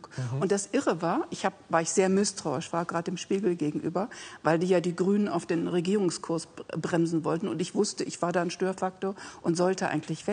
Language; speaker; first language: German; native; German